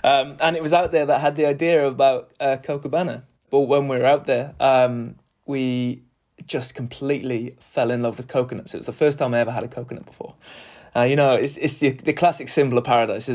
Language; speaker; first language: English; native; English